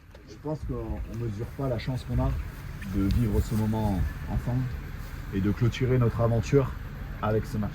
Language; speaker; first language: French; native; French